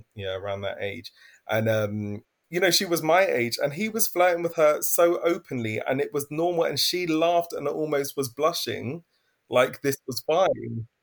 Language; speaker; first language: English; native; English